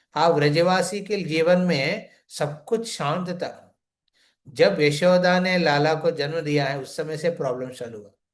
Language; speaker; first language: Hindi; non-native, local second language; Telugu